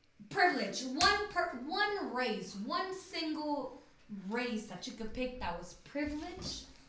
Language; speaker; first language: English; early bilingual, other home language; Spanish